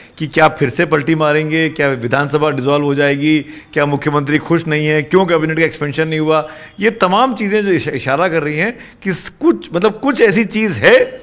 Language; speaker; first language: Hindi; native; Hindi